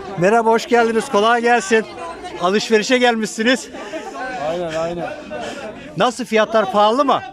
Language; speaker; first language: Turkish; native; Turkish